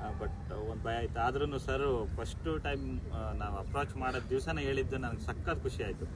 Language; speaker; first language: Kannada; native; Kannada